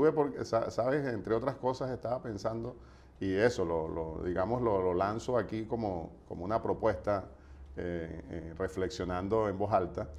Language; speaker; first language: Spanish; native; Spanish